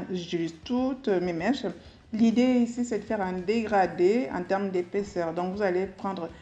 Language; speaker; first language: French; native; French